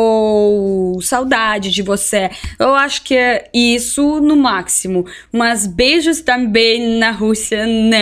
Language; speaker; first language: Portuguese; non-native, fluent; Russian